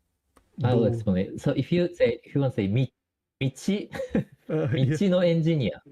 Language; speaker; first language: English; non-native, fluent; Japanese